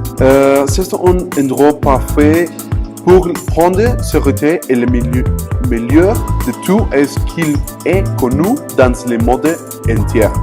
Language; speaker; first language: French; non-native, learner; Spanish